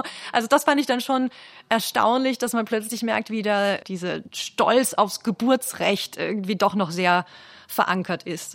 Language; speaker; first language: German; native; German